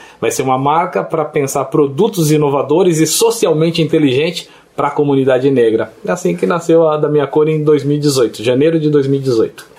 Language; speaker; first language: Portuguese; native; Portuguese